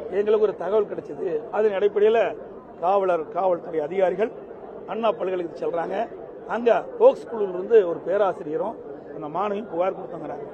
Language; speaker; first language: Tamil; native; Tamil